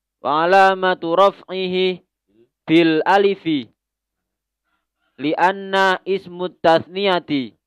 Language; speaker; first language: Arabic; non-native, learner; Indonesian